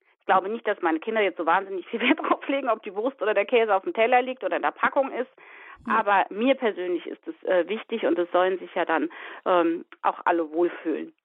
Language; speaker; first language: German; native; German